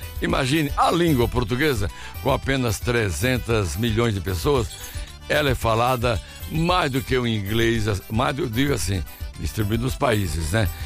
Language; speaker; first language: Portuguese; native; Portuguese